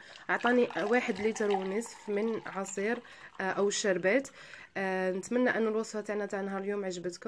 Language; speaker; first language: Arabic; native; Arabic